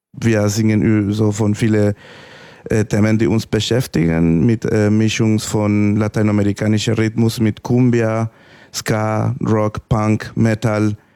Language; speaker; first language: German; non-native, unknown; Spanish